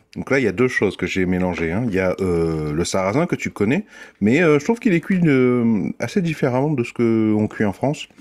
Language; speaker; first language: French; native; French